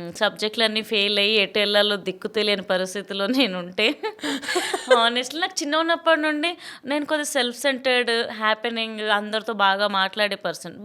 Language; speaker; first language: Telugu; native; Telugu